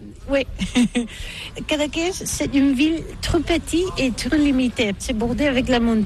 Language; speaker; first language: French; non-native, learner; Catalan